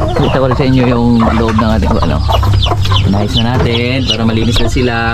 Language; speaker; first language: Filipino; native; Filipino